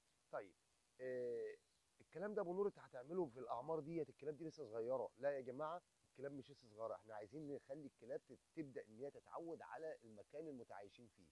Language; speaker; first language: Arabic; native; Arabic